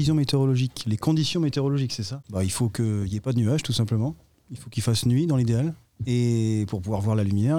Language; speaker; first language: French; native; French